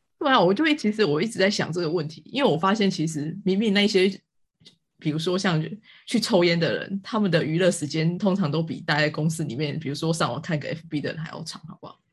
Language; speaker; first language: Chinese; native; Chinese